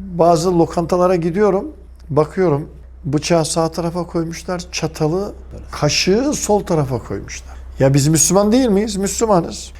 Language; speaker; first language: Turkish; native; Turkish